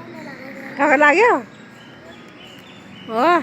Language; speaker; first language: Nepali; native; Nepali